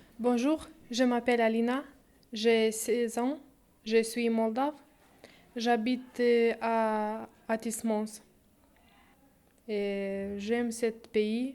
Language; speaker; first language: French; non-native, learner; Romanian